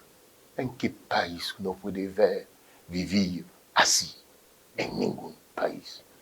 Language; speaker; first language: Spanish; non-native, fluent; French